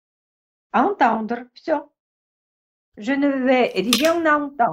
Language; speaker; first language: French; non-native, fluent; Russian